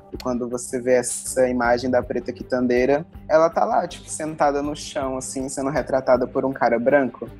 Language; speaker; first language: Portuguese; native; Portuguese